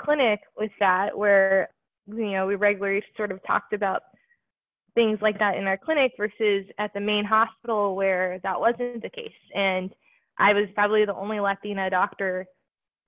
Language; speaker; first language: English; native; English